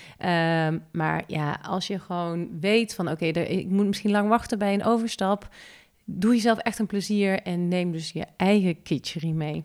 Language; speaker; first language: Dutch; native; Dutch